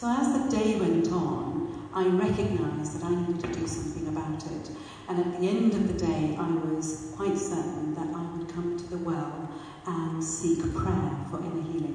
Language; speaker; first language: English; non-native, local second language; Urdu